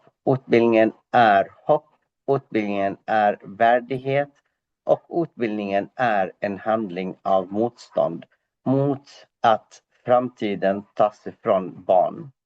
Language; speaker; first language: Swedish; non-native, fluent; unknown